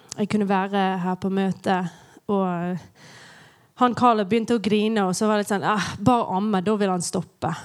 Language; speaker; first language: Norwegian; non-native, fluent; English